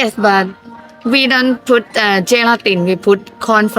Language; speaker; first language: English; non-native, learner; Thai